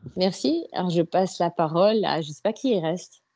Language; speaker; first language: French; native; French